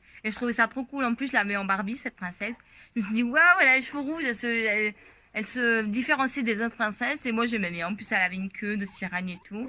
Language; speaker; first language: French; native; French